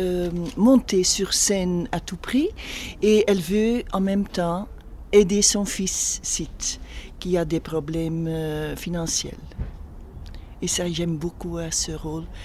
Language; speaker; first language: French; non-native, local second language; Dutch